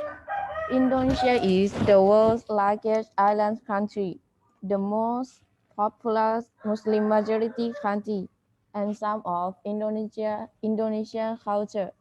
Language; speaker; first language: English; non-native, learner; Thai